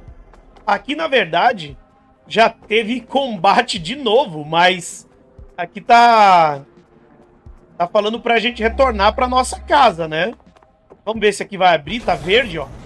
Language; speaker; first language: Portuguese; native; Portuguese